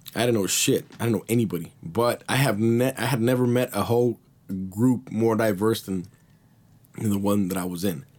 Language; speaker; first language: English; early bilingual, other home language; Spanish